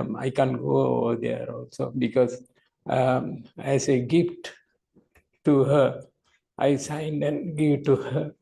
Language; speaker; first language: English; non-native, learner; Tamil